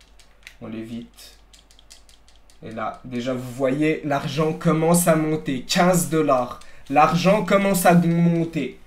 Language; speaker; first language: French; native; French